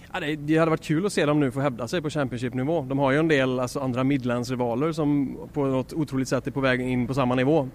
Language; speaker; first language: Swedish; native; Swedish